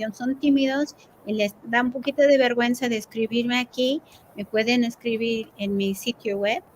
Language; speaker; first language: Spanish; early bilingual, heritage; Spanish